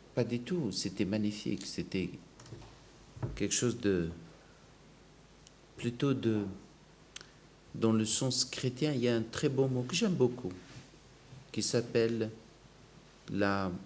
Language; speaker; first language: French; non-native, local second language; Arabic